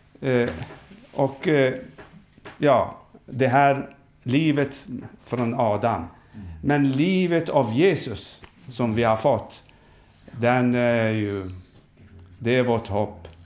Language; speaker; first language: Swedish; non-native, fluent; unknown